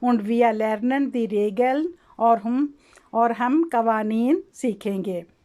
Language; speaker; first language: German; non-native, learner; Urdu